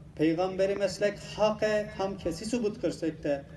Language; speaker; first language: Urdu; non-native, learner; Turkish